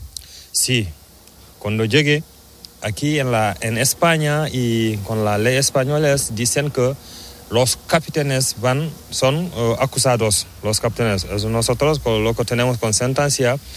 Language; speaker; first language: Spanish; non-native, learner; Fula